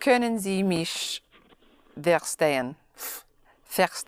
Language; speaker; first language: German; non-native, learner; English